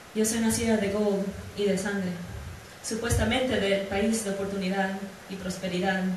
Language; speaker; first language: Spanish; early bilingual, heritage; Spanish